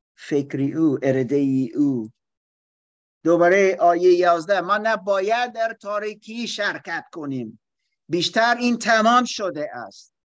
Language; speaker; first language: Persian; non-native, learner; German